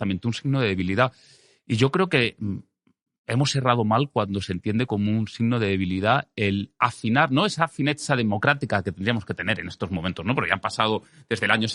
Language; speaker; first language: Spanish; native; Spanish